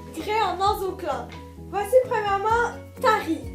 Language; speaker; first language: French; native; French